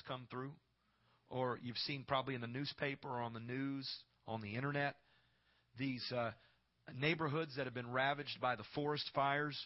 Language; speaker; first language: English; native; English